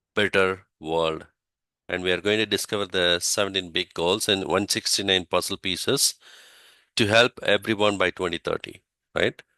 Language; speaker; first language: English; non-native, local second language; Tamil